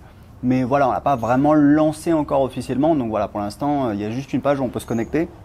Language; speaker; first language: French; native; French